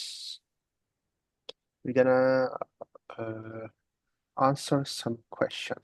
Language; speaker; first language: English; non-native, learner; Indonesian